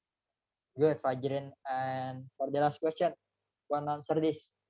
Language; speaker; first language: English; non-native, learner; Indonesian